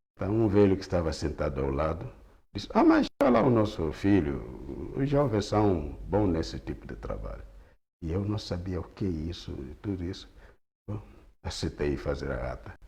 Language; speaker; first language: Portuguese; non-native, local second language; Kongo